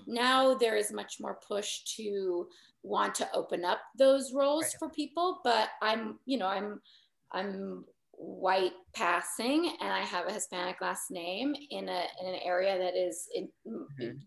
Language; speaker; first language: English; native; English